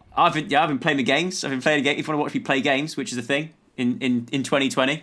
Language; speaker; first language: English; native; English